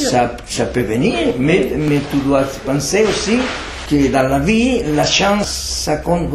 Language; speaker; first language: French; non-native, fluent; Spanish